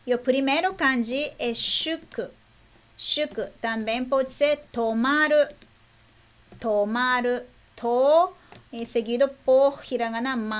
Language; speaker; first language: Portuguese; non-native, fluent; Japanese